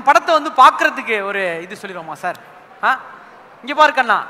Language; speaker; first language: Tamil; native; Tamil